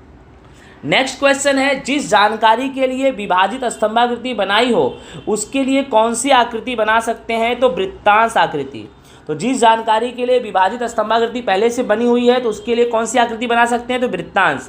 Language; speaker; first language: Hindi; non-native, local second language; Gujarati